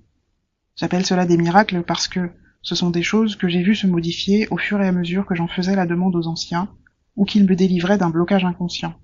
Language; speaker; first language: French; native; French